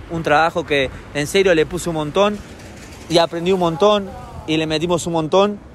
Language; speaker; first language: Spanish; native; Spanish